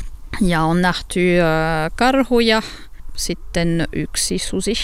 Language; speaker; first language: Finnish; non-native, learner; French